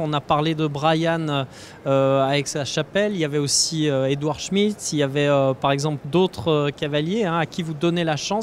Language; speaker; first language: French; native; French